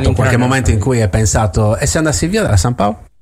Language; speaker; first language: Italian; native; Italian